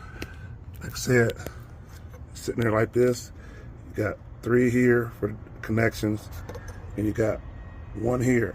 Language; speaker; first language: English; native; English